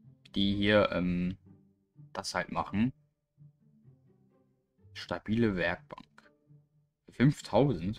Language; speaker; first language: German; native; German